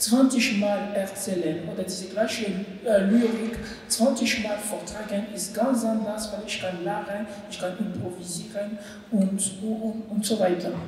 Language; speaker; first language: German; non-native, learner; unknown